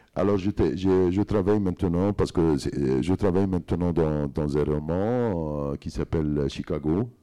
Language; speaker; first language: French; non-native, fluent; Arabic